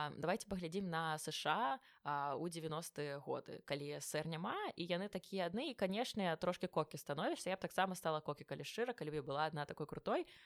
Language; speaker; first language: Belarusian; non-native, local second language; Russian